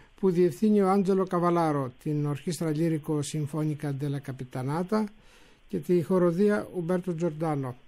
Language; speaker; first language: Greek; native; Greek